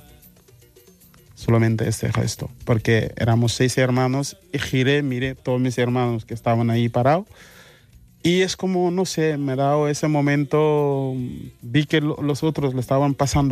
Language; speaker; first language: Spanish; non-native, fluent; Mandingo